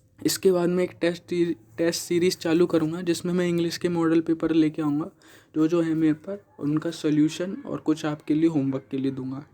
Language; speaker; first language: Hindi; native; Hindi